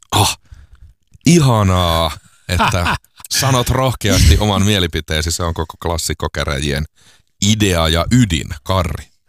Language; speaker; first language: Finnish; native; Finnish